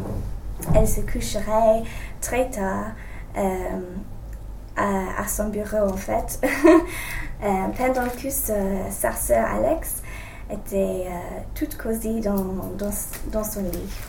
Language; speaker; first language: French; non-native, learner; English